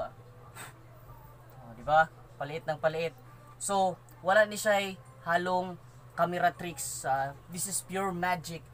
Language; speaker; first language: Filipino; non-native, local second language; Cebuano